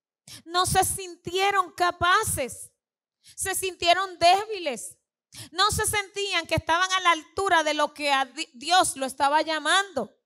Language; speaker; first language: Spanish; native; Spanish